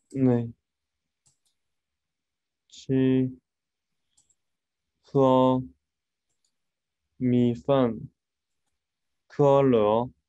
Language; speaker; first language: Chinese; non-native, learner; Korean